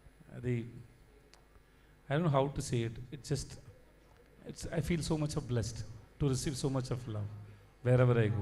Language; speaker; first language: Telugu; non-native, learner; Tamil